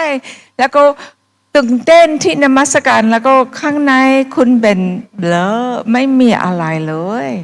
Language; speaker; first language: Thai; non-native, fluent; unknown